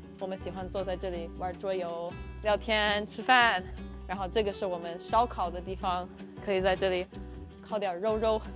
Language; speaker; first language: Chinese; non-native, fluent; English